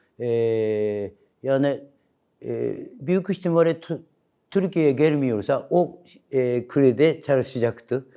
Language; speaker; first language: Turkish; non-native, learner; Japanese